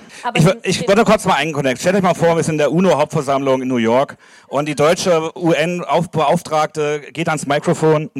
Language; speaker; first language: German; native; German